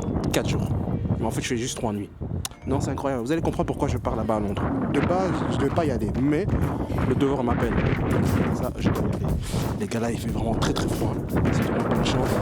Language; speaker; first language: French; native; French